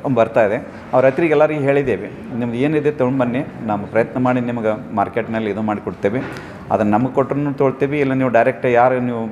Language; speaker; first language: Kannada; native; Kannada